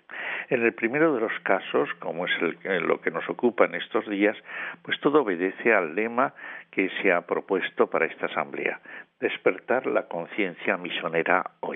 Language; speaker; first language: Spanish; native; Spanish